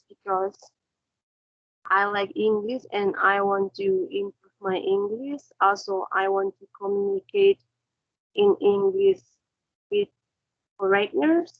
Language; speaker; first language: English; non-native, learner; Indonesian